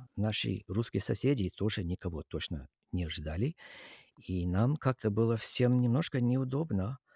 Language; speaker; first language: Russian; non-native, fluent; English